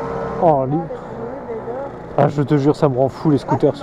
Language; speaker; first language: French; native; French